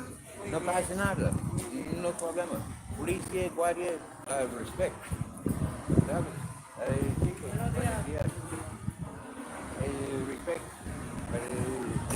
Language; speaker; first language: Spanish; non-native, learner; English